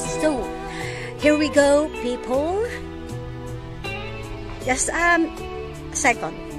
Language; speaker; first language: English; non-native, learner; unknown